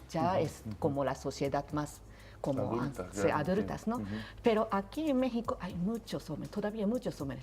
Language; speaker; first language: Spanish; non-native, learner; Japanese